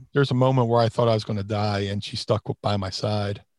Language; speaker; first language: English; native; English